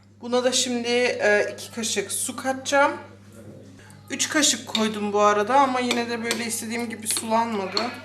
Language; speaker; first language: Turkish; early bilingual, heritage; Turkish